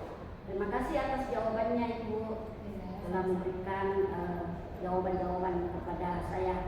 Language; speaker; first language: Indonesian; native; Indonesian